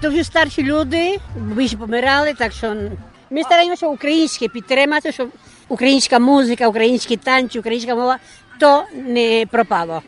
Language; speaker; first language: Ukrainian; early bilingual, heritage; Ukrainian